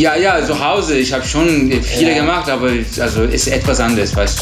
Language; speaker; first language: German; non-native, learner; Turkish